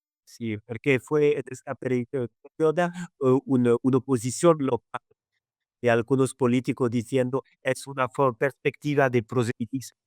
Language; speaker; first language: Spanish; non-native, fluent; Arabic